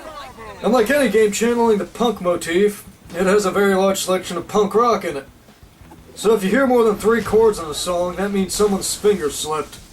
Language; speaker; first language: English; native; English